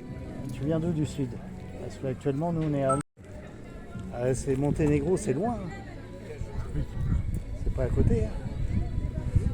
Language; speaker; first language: French; native; French